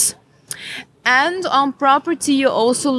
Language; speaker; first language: English; non-native, fluent; Dutch